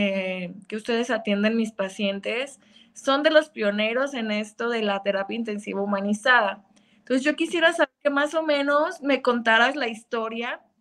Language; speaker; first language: Spanish; native; Spanish